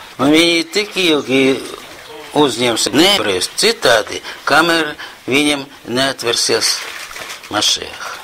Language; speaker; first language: Latvian; non-native, local second language; Russian